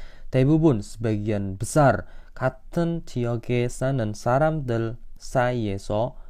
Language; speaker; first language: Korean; non-native, fluent; Indonesian